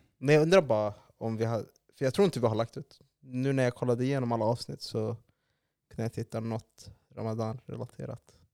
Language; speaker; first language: Swedish; early bilingual, other home language; Arabic